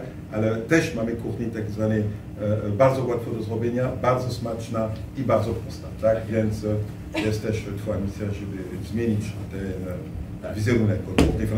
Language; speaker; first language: Polish; non-native, fluent; French